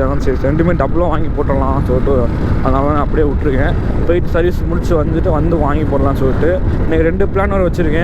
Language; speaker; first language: Tamil; native; Tamil